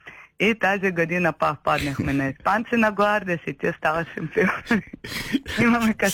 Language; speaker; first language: Bulgarian; non-native, learner; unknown